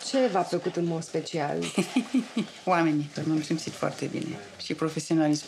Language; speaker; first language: Romanian; non-native, fluent; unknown